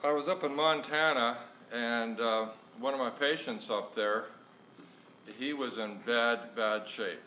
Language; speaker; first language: English; native; English